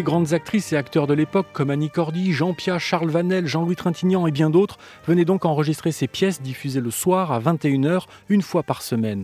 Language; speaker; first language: French; native; French